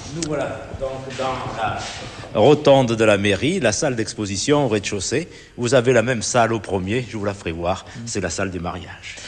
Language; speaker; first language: French; native; French